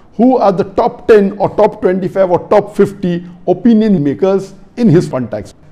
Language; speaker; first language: English; non-native, local second language; Urdu